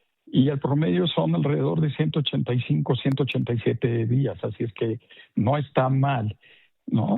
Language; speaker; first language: Spanish; native; Spanish